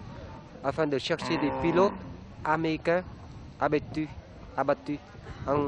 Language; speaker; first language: French; non-native, fluent; Vietnamese